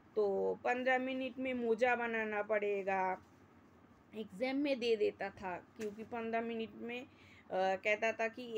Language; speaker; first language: Hindi; non-native, local second language; Bangla